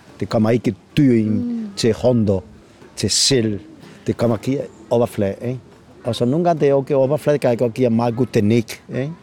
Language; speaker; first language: Danish; non-native, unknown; Spanish